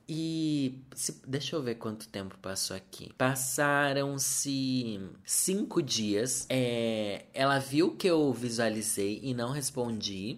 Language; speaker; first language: Portuguese; native; Portuguese